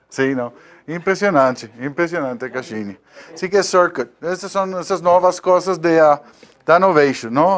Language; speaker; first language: Portuguese; non-native, learner; Spanish